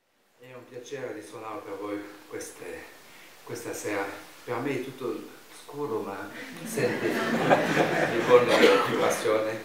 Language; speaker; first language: Italian; non-native, learner; French